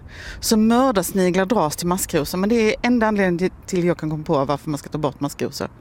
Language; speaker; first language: Swedish; native; Swedish